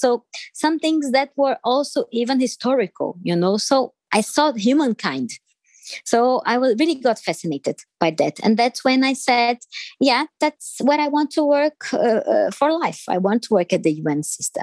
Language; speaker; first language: English; non-native, fluent; Portuguese